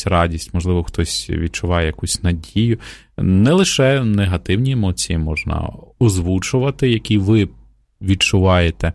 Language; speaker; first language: Ukrainian; native; Ukrainian